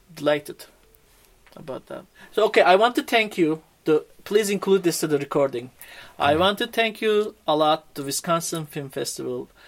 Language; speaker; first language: English; non-native, fluent; Turkish